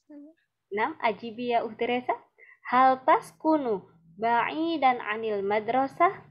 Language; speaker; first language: Arabic; non-native, fluent; Indonesian